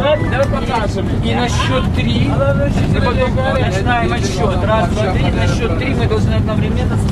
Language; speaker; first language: Russian; non-native, learner; Turkish